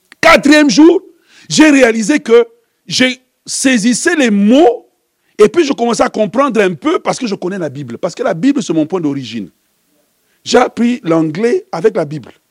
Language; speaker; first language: French; non-native, local second language; Lingala